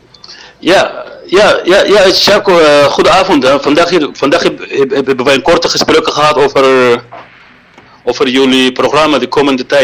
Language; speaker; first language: Dutch; non-native, fluent; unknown